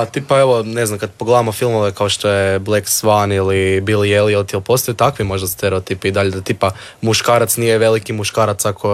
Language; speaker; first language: Serbian; native; Serbian